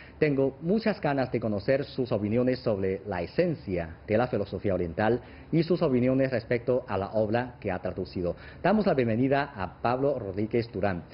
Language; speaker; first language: Spanish; non-native, fluent; Chinese